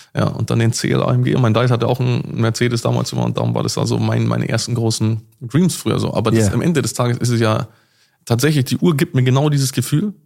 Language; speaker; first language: German; native; German